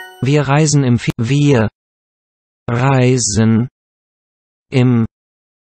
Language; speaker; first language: German; non-native, learner; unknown